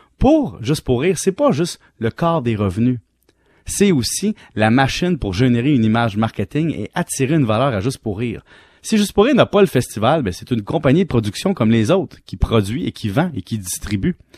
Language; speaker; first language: French; native; French